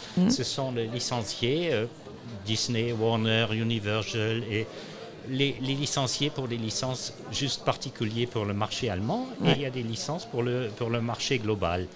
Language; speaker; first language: French; non-native, learner; German